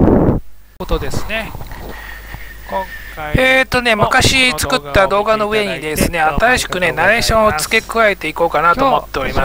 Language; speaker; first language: Japanese; native; Japanese